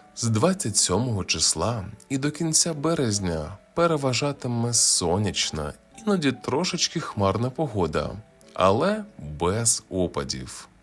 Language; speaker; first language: Ukrainian; native; Ukrainian